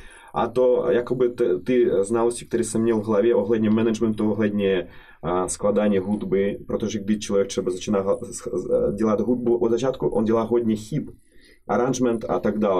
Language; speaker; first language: Czech; non-native, fluent; Russian